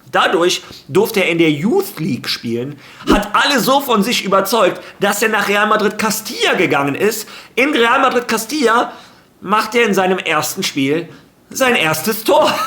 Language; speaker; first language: German; early bilingual, other home language; Spanish